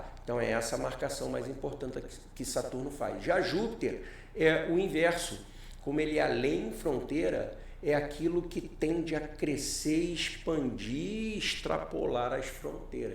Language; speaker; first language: Portuguese; native; Portuguese